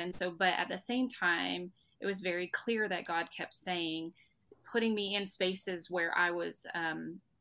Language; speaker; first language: English; native; English